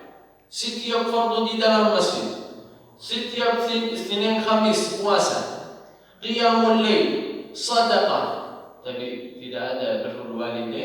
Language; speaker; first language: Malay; non-native, learner; Arabic